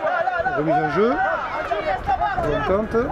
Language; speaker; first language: French; native; French